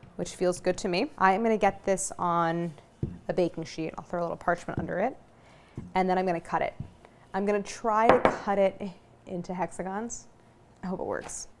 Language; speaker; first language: English; native; English